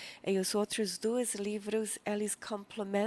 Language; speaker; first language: Portuguese; non-native, fluent; English